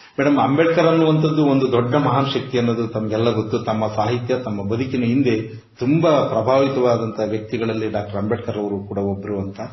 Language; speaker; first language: Kannada; native; Kannada